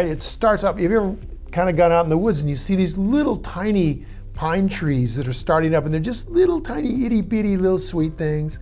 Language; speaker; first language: English; native; English